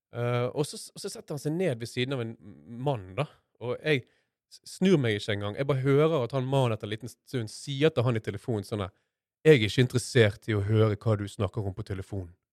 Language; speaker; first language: Norwegian; native; Norwegian